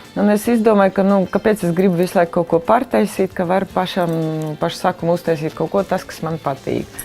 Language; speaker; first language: Latvian; non-native, fluent; Russian